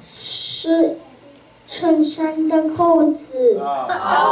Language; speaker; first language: Chinese; early bilingual, heritage; Chinese